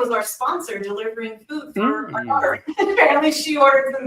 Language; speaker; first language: English; native; English